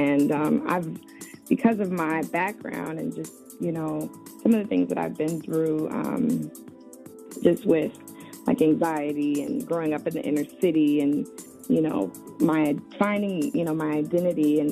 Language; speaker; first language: English; native; English